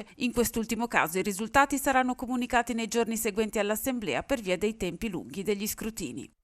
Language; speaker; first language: Italian; native; Italian